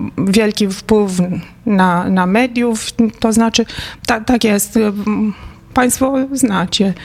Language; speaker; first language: Polish; non-native, fluent; Romanian